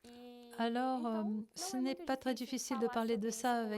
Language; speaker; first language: French; non-native, fluent; Portuguese